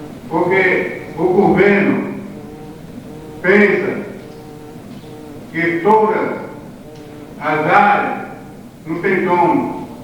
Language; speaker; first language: Portuguese; non-native, local second language; Kayapó